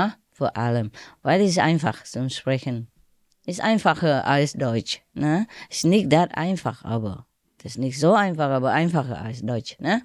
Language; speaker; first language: German; non-native, learner; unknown